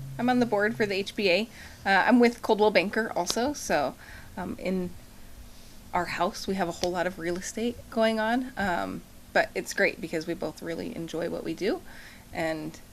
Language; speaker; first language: English; native; English